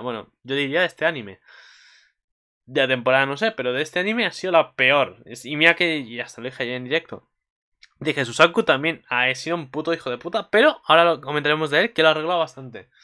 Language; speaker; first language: Spanish; native; Spanish